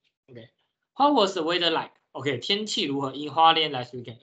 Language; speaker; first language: English; non-native, fluent; Chinese